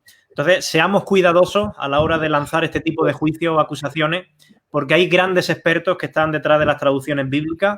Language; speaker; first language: Spanish; native; Spanish